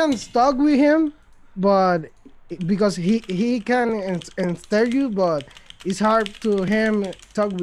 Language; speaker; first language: English; non-native, learner; Spanish